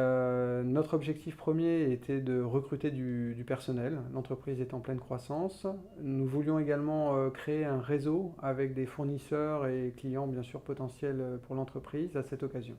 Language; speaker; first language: French; native; French